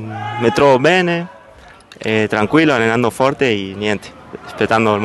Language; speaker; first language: Italian; non-native, learner; Spanish